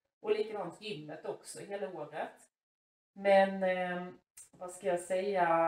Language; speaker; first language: Swedish; native; Swedish